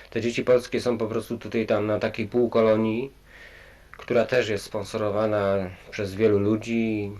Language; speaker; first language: Polish; native; Polish